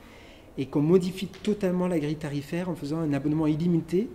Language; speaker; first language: French; native; French